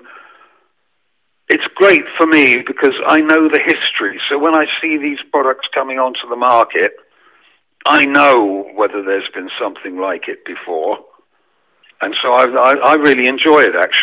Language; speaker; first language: English; native; English